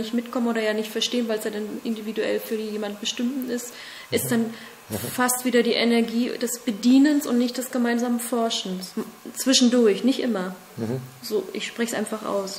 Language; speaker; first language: German; native; German